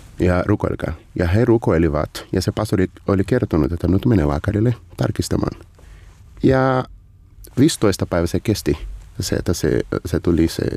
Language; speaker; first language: Finnish; non-native, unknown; Portuguese